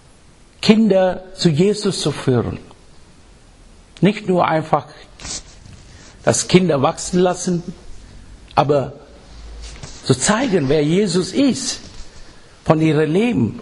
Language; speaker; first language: German; non-native, learner; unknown